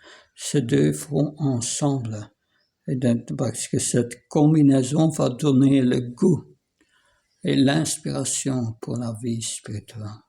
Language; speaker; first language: French; non-native, fluent; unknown